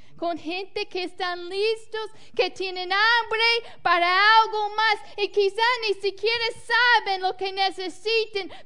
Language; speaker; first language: Spanish; non-native, fluent; English